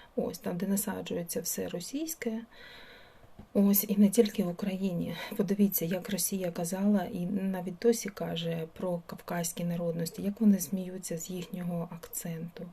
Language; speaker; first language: Ukrainian; non-native, local second language; Russian